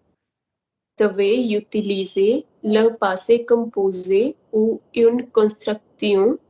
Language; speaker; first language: French; non-native, learner; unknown